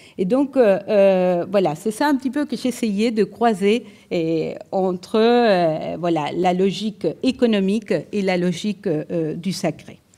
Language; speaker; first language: French; non-native, fluent; Spanish